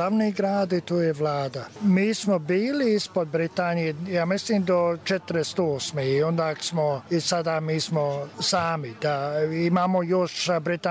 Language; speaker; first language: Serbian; early bilingual, heritage; Serbian